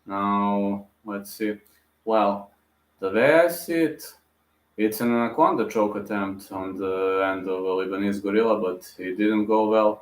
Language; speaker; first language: English; non-native, fluent; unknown